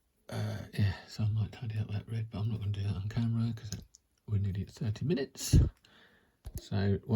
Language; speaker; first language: English; native; English